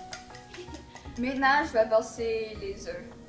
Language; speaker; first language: French; non-native, fluent; English